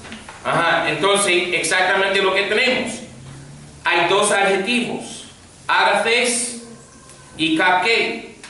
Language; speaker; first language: Spanish; non-native, fluent; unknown